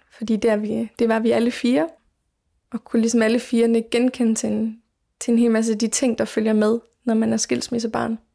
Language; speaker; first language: Danish; native; Danish